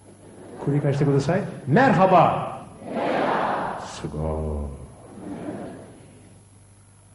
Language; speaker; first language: Japanese; non-native, learner; Turkish